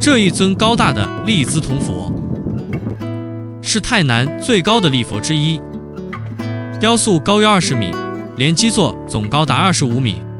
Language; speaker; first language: Chinese; native; Chinese